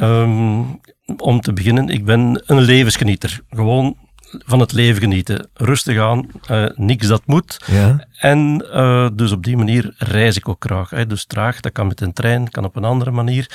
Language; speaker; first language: Dutch; native; Dutch